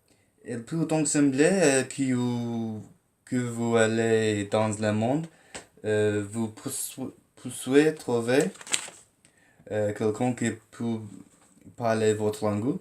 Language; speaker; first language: French; non-native, learner; English